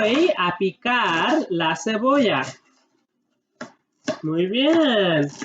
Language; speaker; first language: Spanish; early bilingual, heritage; English